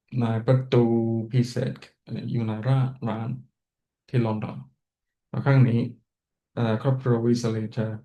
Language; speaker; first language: Thai; non-native, fluent; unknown